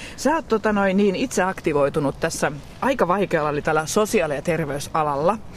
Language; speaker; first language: Finnish; native; Finnish